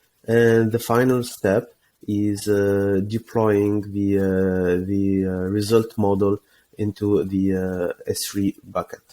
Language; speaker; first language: English; non-native, fluent; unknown